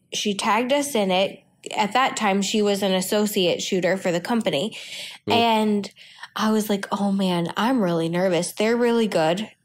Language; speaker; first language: English; native; English